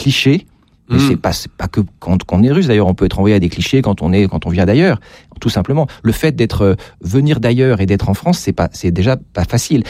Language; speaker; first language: French; native; French